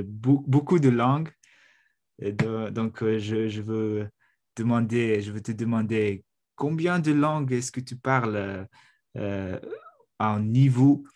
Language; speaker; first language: French; non-native, fluent; Mongolian